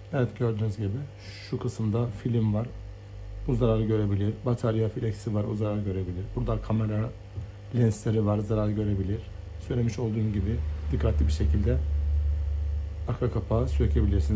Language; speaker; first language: Turkish; native; Turkish